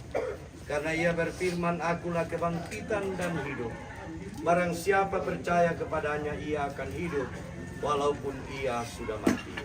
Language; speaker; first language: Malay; non-native, local second language; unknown